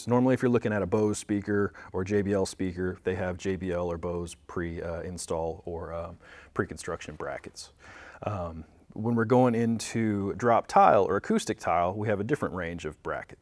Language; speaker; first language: English; native; English